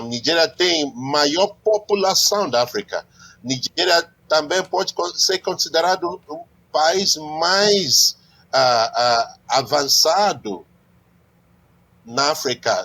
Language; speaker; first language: Portuguese; non-native, learner; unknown